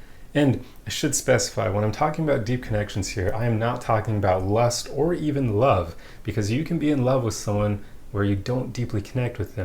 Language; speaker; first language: English; native; English